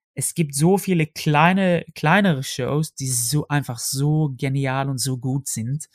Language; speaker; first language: German; non-native, fluent; Swedish